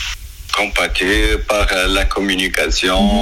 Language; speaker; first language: French; non-native, local second language; Arabic